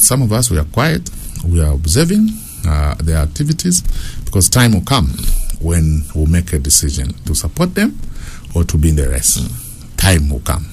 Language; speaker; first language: English; non-native, local second language; Bemba